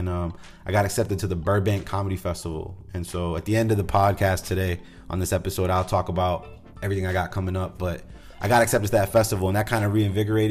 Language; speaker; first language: English; native; English